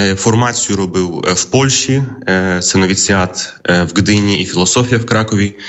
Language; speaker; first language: Ukrainian; early bilingual, heritage; Ukrainian